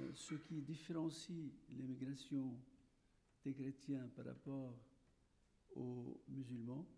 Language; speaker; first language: French; non-native, local second language; Arabic